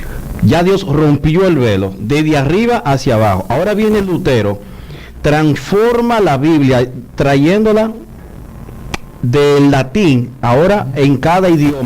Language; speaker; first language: Spanish; native; Spanish